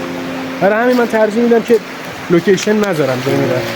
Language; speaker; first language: Persian; native; Persian